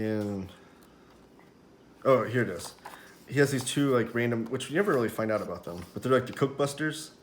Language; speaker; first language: English; native; English